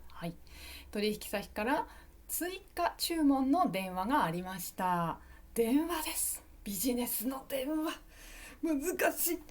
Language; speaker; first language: Japanese; native; Japanese